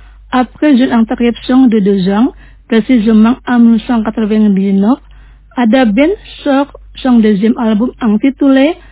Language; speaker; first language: French; non-native, fluent; Indonesian